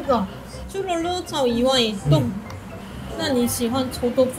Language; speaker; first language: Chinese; non-native, fluent; Korean